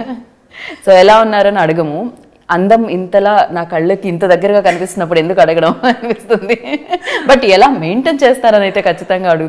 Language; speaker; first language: Telugu; native; Telugu